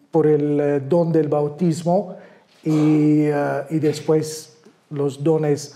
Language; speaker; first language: Spanish; non-native, fluent; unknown